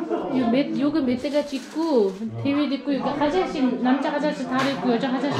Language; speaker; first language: Korean; non-native, fluent; Uzbek